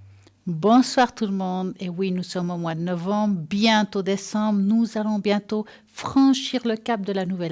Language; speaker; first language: French; native; French